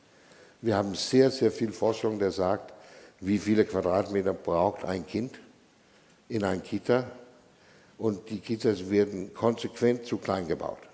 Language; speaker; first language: German; non-native, fluent; Danish